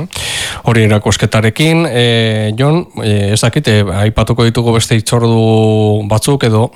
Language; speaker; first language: Basque; native; Basque